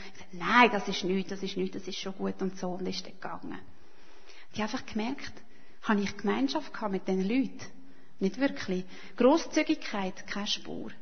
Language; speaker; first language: German; native; German